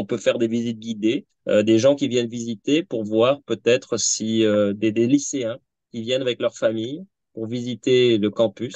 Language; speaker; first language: French; native; French